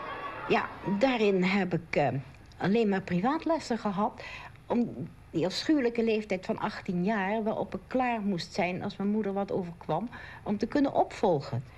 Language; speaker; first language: Dutch; native; Dutch